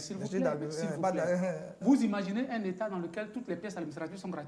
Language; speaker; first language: French; native; French